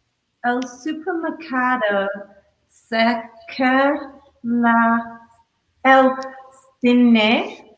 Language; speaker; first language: Spanish; non-native, learner; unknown